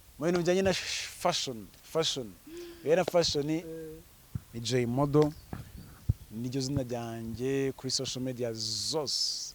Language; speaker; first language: Kinyarwanda; early bilingual, heritage; Kinyarwanda